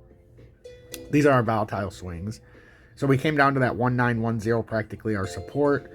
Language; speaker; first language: English; native; English